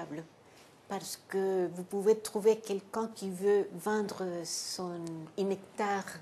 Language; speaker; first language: French; non-native, fluent; Spanish